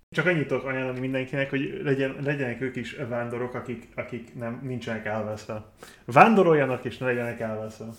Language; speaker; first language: Hungarian; native; Hungarian